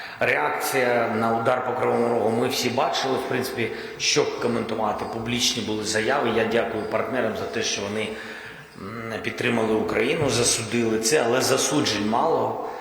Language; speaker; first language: Ukrainian; non-native, local second language; Russian